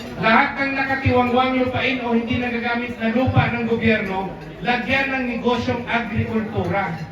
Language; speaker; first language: Filipino; non-native, local second language; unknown